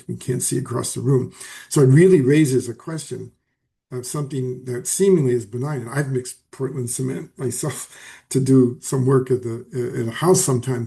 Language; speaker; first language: English; native; English